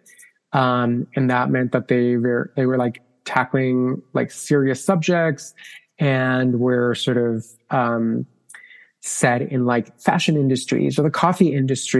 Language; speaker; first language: English; non-native, fluent; Spanish